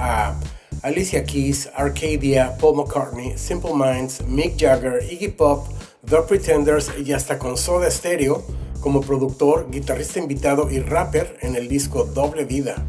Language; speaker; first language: Spanish; native; Spanish